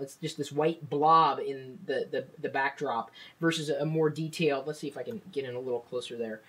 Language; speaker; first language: English; native; English